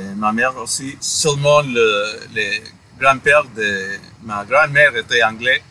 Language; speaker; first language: French; non-native, fluent; Spanish